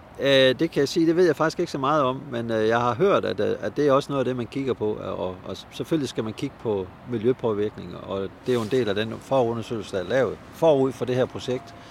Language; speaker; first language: Danish; native; Danish